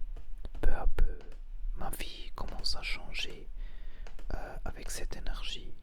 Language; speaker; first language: French; non-native, learner; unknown